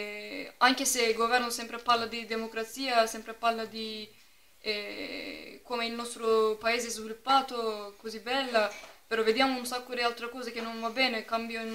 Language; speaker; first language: Italian; non-native, fluent; Turkish